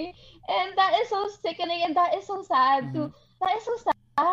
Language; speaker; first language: English; non-native, local second language; Hiligaynon